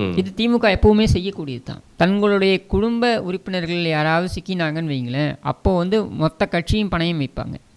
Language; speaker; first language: Tamil; native; Tamil